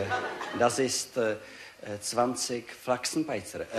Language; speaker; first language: German; non-native, learner; Czech